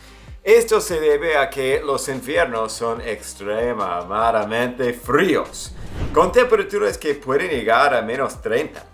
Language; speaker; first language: Spanish; non-native, fluent; English